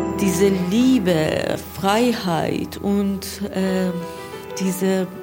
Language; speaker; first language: German; non-native, learner; Persian